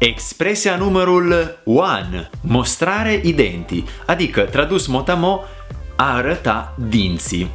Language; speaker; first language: Romanian; non-native, fluent; Italian